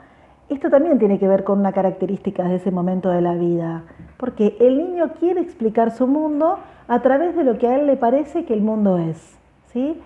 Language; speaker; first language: Spanish; native; Spanish